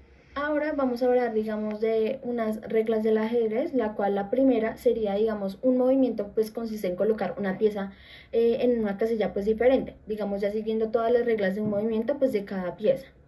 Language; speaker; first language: Spanish; native; Spanish